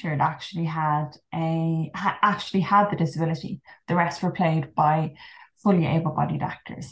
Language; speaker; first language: English; native; English